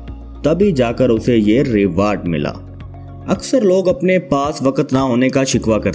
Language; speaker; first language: Urdu; native; Urdu